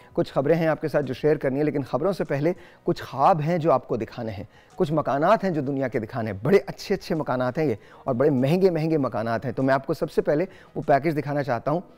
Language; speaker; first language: Urdu; native; Urdu